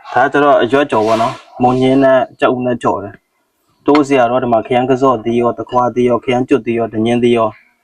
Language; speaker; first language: Burmese; native; Burmese